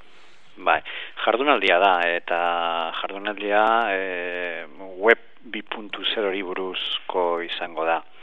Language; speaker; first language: Basque; non-native, learner; Spanish